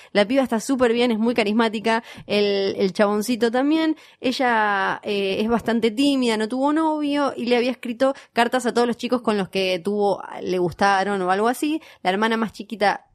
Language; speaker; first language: Spanish; native; Spanish